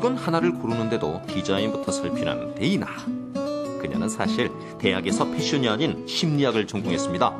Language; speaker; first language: Korean; native; Korean